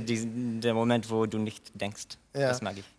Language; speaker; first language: German; non-native, local second language; French